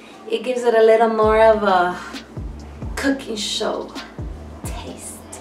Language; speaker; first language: English; early bilingual, other home language; Spanish